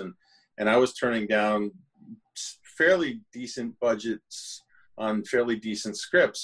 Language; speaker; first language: English; native; English